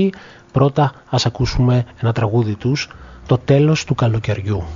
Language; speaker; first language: Greek; native; Greek